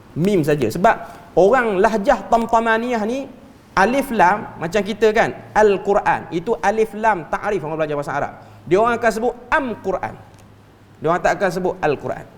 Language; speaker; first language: Malay; native; Malay